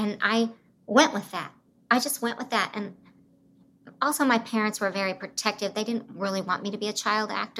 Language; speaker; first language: English; native; English